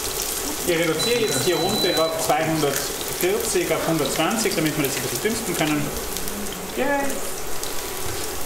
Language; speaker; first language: German; native; German